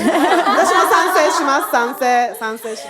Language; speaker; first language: Japanese; native; Japanese